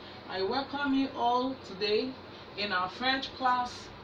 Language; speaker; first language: English; non-native, local second language; Igbo